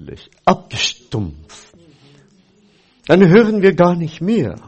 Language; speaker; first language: German; non-native, fluent; Chinese